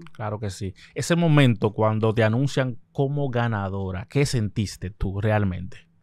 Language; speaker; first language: Spanish; native; Spanish